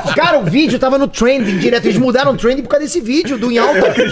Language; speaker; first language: Portuguese; native; Portuguese